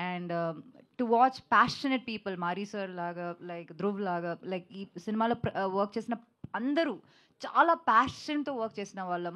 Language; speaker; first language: Telugu; non-native, local second language; Malayalam